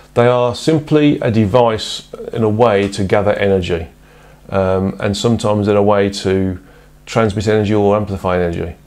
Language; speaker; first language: English; native; English